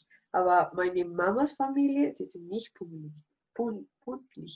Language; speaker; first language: German; non-native, learner; Spanish